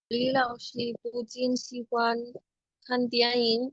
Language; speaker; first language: Chinese; non-native, learner; Bangla